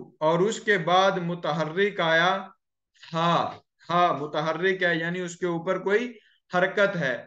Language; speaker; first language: Urdu; native; Urdu